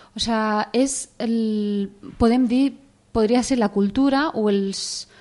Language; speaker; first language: Catalan; early bilingual, other home language; Arabic